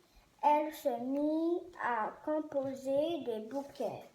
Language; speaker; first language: French; non-native, learner; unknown